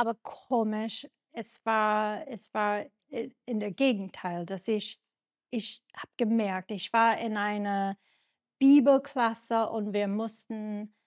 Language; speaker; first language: German; non-native, learner; English